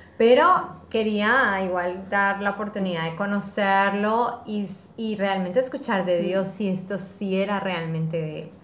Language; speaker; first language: Spanish; native; Spanish